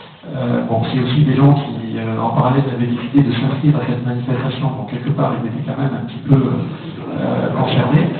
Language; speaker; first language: French; native; French